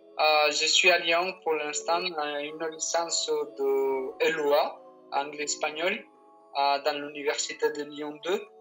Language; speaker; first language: French; non-native, fluent; Spanish